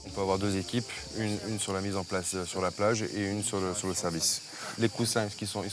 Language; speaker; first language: French; native; French